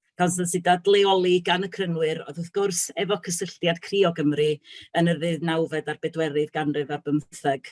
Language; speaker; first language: Welsh; native; Welsh